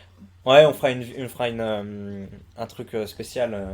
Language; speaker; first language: French; native; French